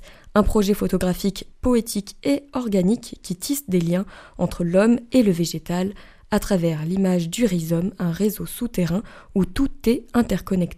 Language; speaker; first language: French; native; French